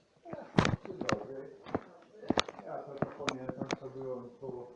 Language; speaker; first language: Polish; non-native, learner; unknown